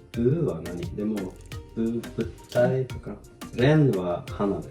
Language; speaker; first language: Japanese; non-native, fluent; Swedish